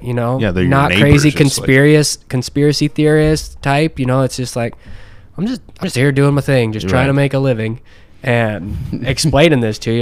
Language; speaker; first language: English; native; English